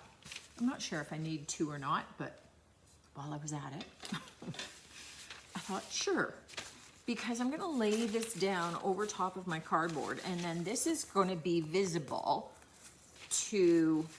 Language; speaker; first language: English; native; English